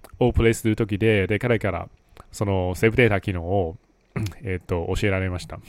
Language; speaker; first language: Japanese; non-native, fluent; Chinese